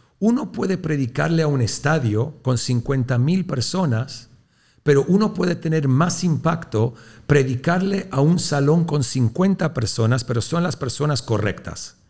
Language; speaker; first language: Spanish; early bilingual, heritage; Spanish